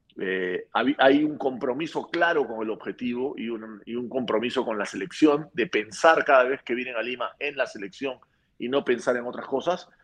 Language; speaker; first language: Spanish; native; Spanish